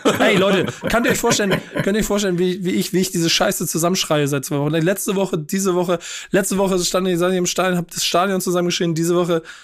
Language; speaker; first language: German; native; German